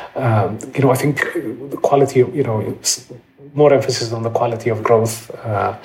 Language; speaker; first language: English; non-native, fluent; Amharic